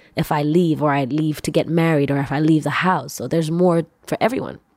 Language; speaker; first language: English; non-native, local second language; Swahili